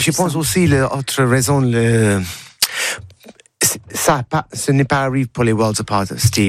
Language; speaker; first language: French; non-native, learner; English